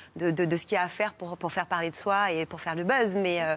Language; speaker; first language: French; native; French